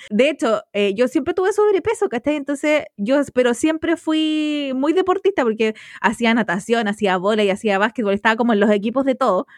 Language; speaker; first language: Spanish; native; Spanish